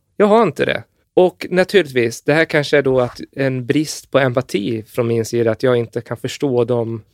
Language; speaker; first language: Swedish; native; Swedish